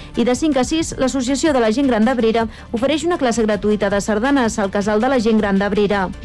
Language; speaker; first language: Catalan; native; Catalan